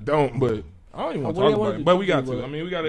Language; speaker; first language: English; native; English